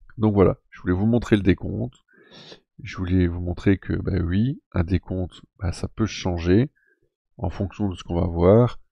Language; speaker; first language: French; native; French